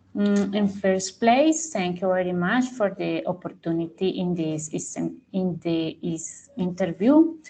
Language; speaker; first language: English; non-native, learner; Spanish